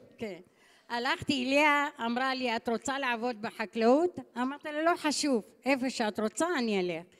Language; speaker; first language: Hebrew; non-native, fluent; Arabic